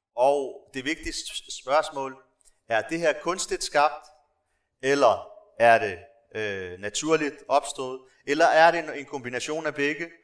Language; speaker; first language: Danish; non-native, local second language; Arabic